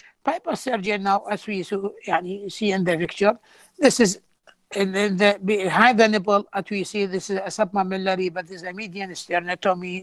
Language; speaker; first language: English; non-native, fluent; Arabic